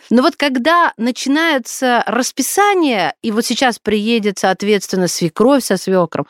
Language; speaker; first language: Russian; native; Russian